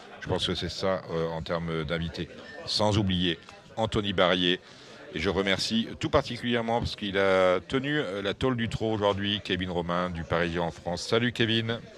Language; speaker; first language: French; native; French